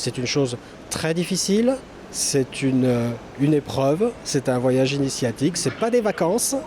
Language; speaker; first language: French; native; French